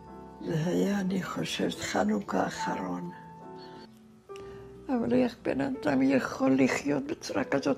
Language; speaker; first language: Hebrew; non-native, fluent; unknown